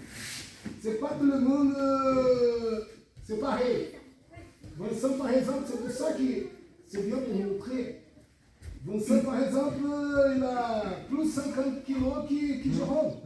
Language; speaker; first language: French; non-native, fluent; Portuguese